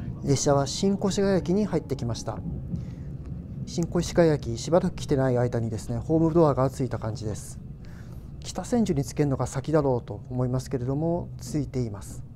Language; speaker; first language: Japanese; native; Japanese